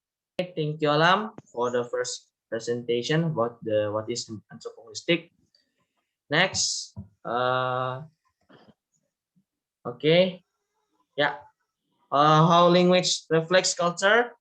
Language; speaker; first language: English; non-native, learner; Indonesian